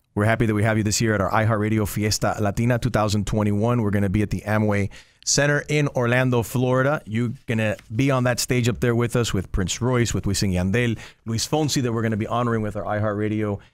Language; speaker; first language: English; early bilingual, other home language; Spanish